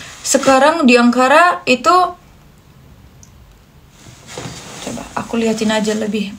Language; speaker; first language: Indonesian; non-native, fluent; Turkish